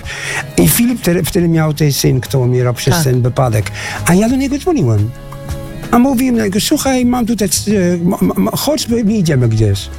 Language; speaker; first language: Polish; non-native, learner; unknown